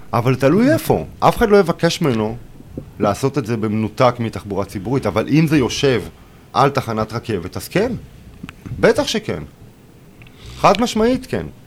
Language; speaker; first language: Hebrew; native; Hebrew